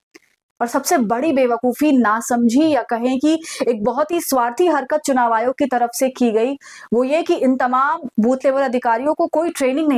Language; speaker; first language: Hindi; native; Hindi